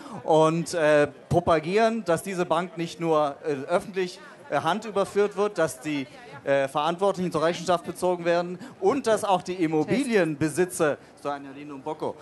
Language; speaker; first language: German; native; German